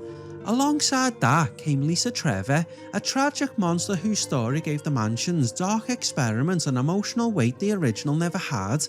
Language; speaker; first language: English; native; English